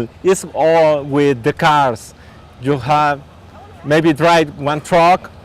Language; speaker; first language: English; non-native, learner; Spanish